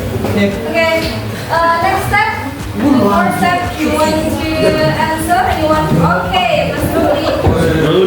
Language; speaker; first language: English; non-native, learner; Indonesian